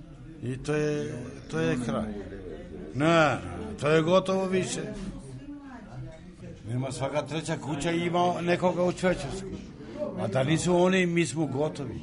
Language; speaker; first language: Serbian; non-native, local second language; Albanian